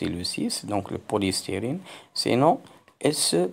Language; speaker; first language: French; non-native, local second language; Arabic